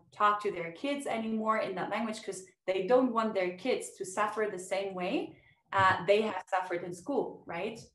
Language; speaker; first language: English; non-native, fluent; German